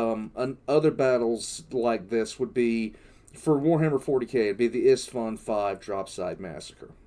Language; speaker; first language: English; native; English